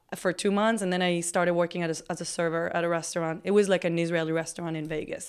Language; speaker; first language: English; non-native, fluent; Hebrew